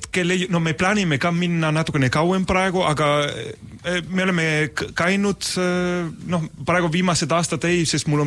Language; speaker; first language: Estonian; non-native, fluent; Spanish